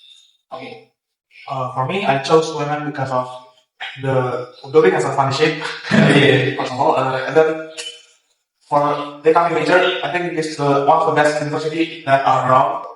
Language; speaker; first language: English; non-native, learner; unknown